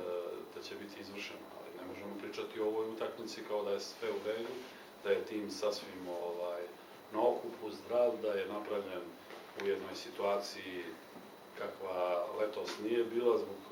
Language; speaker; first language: Serbian; native; Serbian